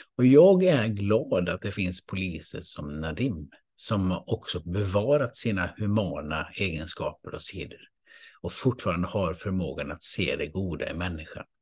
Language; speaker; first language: Swedish; native; Swedish